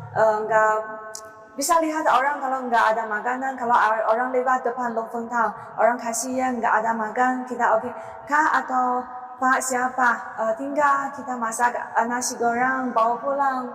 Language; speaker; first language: Indonesian; non-native, learner; Chinese